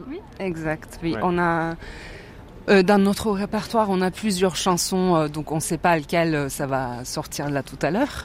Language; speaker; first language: French; non-native, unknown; Turkish